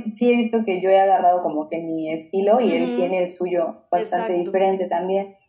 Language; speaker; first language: Spanish; native; Spanish